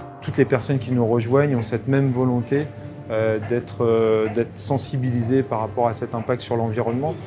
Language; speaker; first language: French; native; French